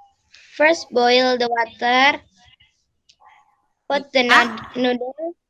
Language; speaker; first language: English; non-native, learner; Indonesian